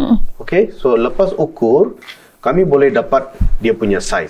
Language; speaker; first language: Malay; non-native, local second language; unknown